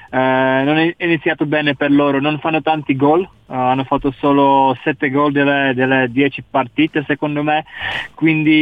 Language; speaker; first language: Italian; non-native, learner; Czech